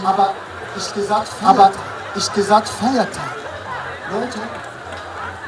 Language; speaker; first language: German; non-native, learner; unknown